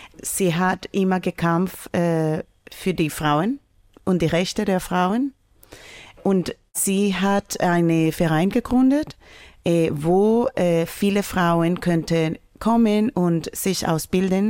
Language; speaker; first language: German; non-native, fluent; Spanish